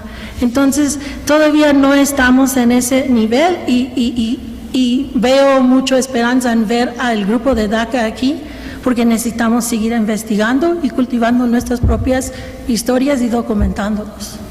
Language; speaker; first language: Spanish; early bilingual, heritage; Spanish